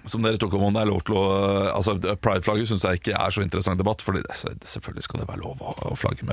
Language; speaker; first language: Norwegian; native; Norwegian